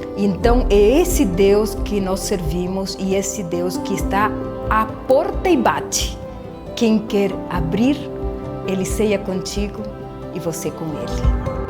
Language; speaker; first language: Portuguese; non-native, fluent; Spanish